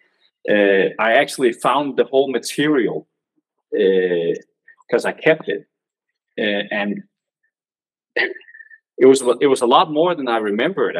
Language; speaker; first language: English; non-native, fluent; Danish